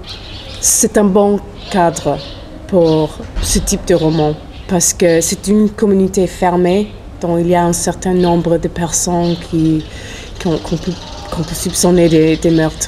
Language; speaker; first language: French; non-native, fluent; English